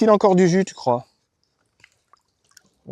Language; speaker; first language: French; native; French